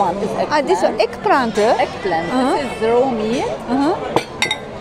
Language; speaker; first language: English; non-native, learner; Arabic